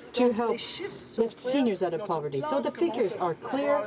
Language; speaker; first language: English; native; English